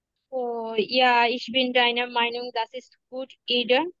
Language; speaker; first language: German; non-native, learner; Bangla